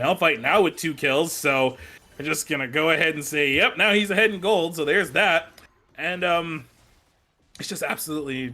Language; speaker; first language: English; native; English